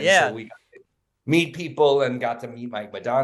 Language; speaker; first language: English; native; English